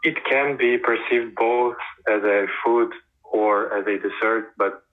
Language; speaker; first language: English; non-native, fluent; Ukrainian